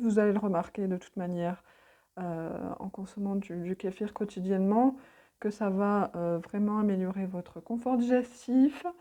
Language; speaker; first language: French; native; French